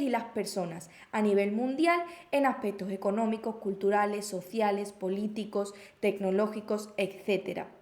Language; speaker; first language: Spanish; native; Spanish